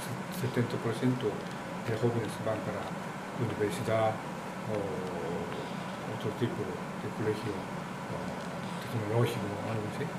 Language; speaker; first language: Spanish; non-native, learner; Japanese